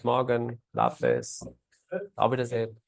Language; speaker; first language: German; non-native, fluent; Urdu